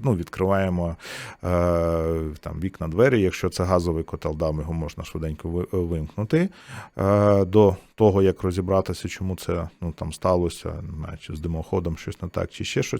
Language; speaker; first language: Ukrainian; native; Ukrainian